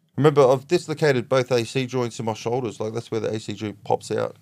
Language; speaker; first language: English; native; English